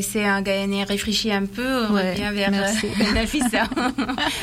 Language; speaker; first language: French; non-native, fluent; Persian